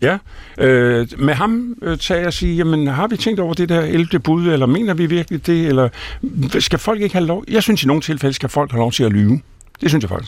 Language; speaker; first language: Danish; native; Danish